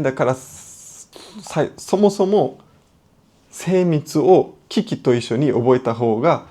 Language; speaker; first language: Japanese; non-native, fluent; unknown